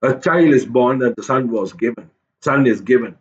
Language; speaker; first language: English; non-native, local second language; Tamil